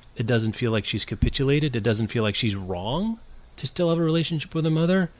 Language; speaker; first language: English; native; English